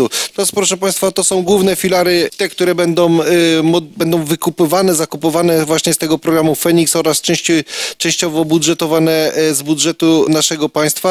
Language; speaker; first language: Polish; native; Polish